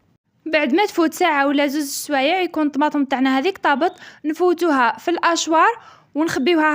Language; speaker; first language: Arabic; native; Arabic